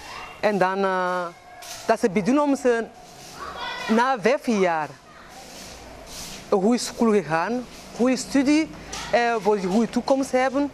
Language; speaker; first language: Dutch; non-native, learner; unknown